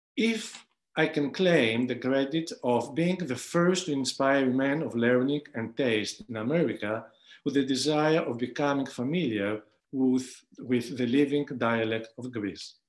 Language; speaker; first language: English; non-native, fluent; Greek